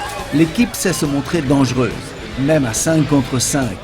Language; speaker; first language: French; native; French